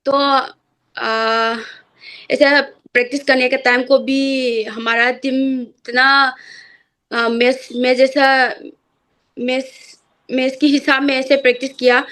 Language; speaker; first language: Hindi; non-native, local second language; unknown